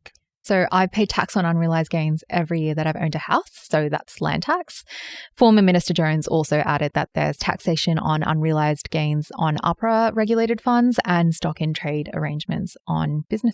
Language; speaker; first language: English; native; English